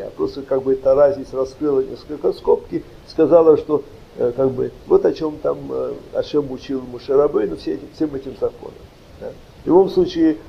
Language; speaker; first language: Russian; native; Russian